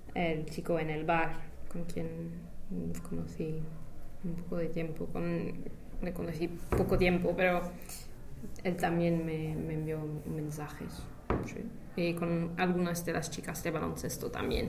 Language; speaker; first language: Spanish; non-native, fluent; English